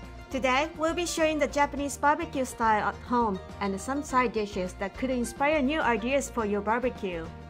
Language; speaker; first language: English; non-native, fluent; Japanese